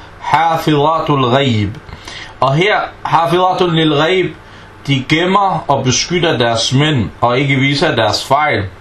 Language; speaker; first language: Danish; non-native, fluent; Arabic